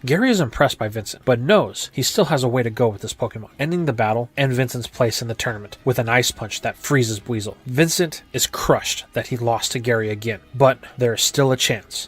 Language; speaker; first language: English; native; English